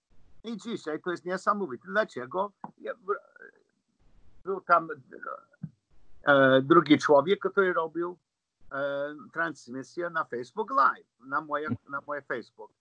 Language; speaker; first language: Polish; non-native, learner; English